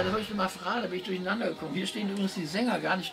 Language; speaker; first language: German; native; German